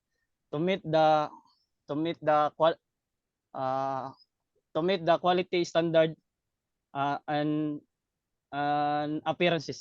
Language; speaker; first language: English; non-native, learner; Cebuano